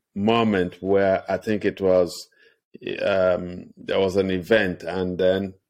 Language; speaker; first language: English; non-native, local second language; Igbo